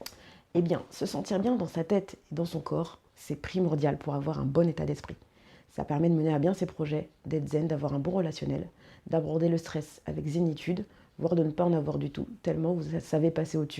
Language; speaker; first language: French; native; French